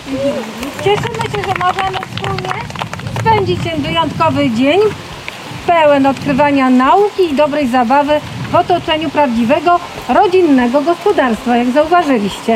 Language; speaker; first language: Polish; native; Polish